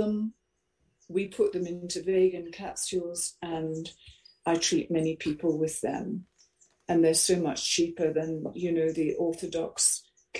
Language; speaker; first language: English; native; English